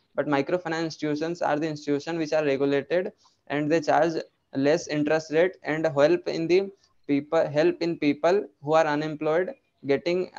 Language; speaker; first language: English; non-native, local second language; Hindi